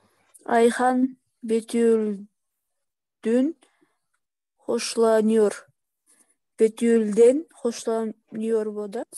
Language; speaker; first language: Turkish; non-native, learner; Kyrgyz